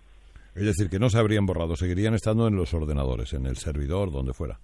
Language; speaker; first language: Spanish; native; Spanish